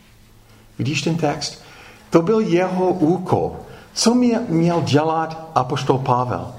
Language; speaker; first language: Czech; non-native, fluent; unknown